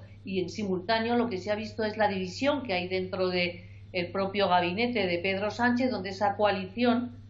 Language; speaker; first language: Spanish; native; Spanish